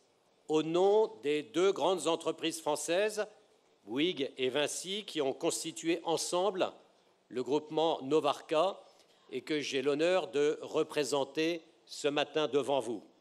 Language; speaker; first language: French; native; French